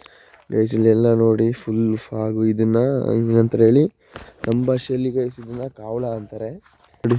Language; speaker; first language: Kannada; native; Kannada